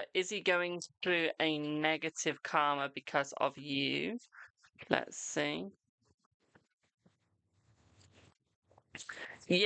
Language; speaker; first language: English; native; English